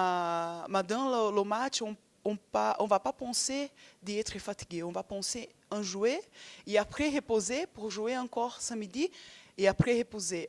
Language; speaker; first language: French; non-native, fluent; Portuguese